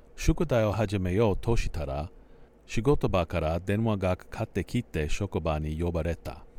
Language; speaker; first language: Japanese; non-native, learner; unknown